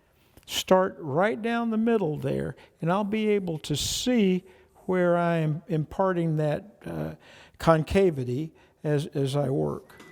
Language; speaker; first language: English; native; English